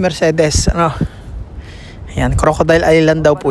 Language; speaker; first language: Filipino; native; Filipino